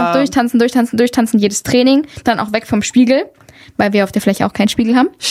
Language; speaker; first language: German; native; German